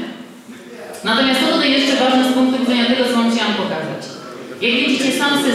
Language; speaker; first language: Polish; native; Polish